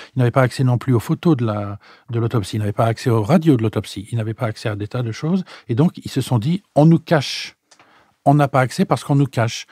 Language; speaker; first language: French; native; French